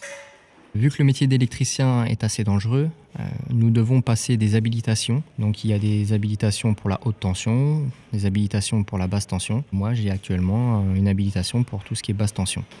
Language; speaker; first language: French; native; French